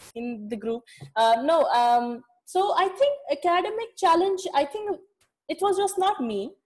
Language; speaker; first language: English; non-native, local second language; Kashmiri